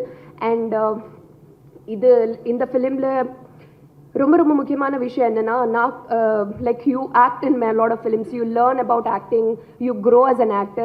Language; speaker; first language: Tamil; non-native, learner; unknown